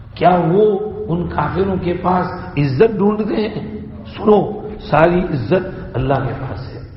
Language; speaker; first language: Urdu; non-native, local second language; Gujarati